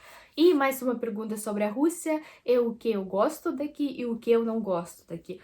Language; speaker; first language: Portuguese; non-native, fluent; Russian